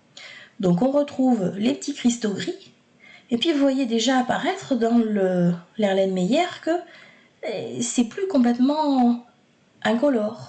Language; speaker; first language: French; native; French